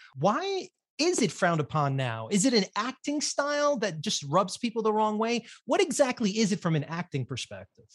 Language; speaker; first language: English; early bilingual, other home language; Spanish